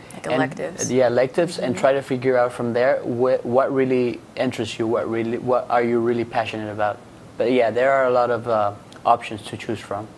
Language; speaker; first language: English; non-native, fluent; Spanish